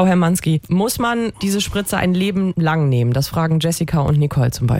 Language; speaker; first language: German; native; German